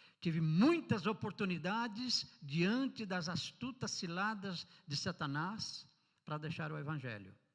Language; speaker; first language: Portuguese; native; Portuguese